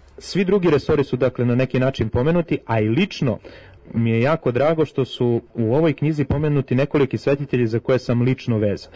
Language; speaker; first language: Serbian; native; Serbian